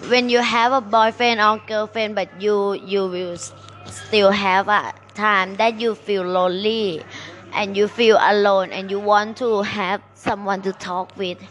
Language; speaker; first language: English; non-native, learner; Thai